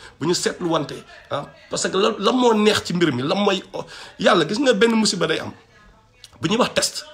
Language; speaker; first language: Wolof; non-native, local second language; Fula